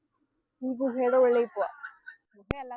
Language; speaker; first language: Malayalam; native; Malayalam